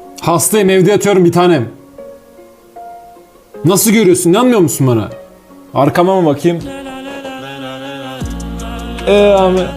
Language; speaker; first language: Turkish; native; Turkish